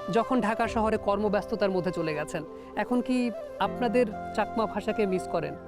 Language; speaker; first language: Bangla; native; Bangla